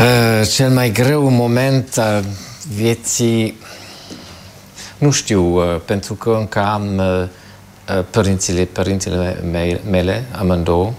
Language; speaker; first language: Romanian; non-native, fluent; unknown